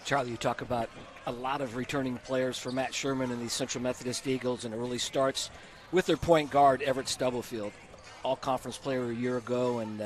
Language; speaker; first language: English; native; English